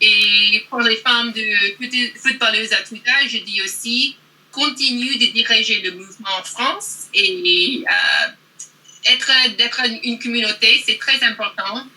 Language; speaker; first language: French; non-native, learner; English